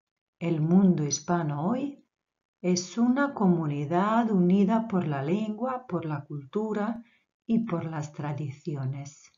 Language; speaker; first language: Spanish; non-native, fluent; Croatian